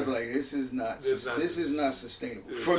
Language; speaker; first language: English; native; English